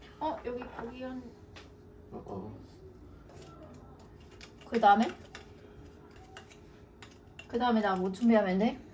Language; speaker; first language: Korean; non-native, fluent; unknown